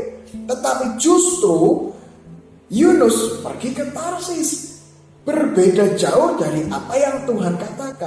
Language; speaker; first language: Indonesian; native; Indonesian